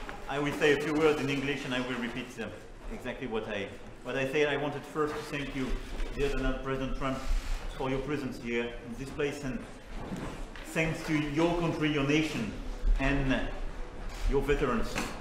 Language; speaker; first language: English; non-native, fluent; French